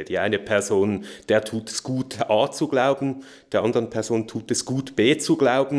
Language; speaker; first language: German; native; German